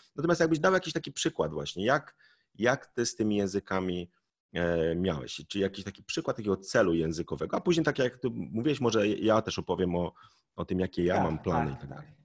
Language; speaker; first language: Polish; native; Polish